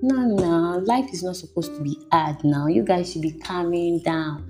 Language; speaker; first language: English; non-native, local second language; Yoruba